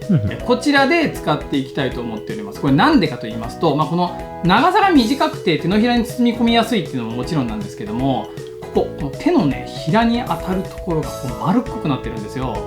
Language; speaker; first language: Japanese; native; Japanese